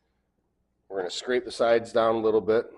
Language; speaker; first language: English; native; English